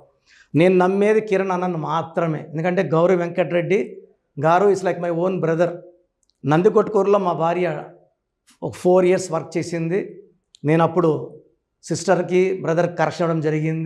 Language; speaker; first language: Telugu; native; Telugu